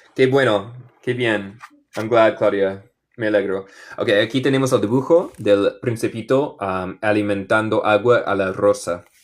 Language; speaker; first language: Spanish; non-native, fluent; English